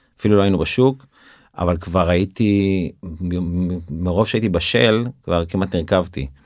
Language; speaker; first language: Hebrew; native; Hebrew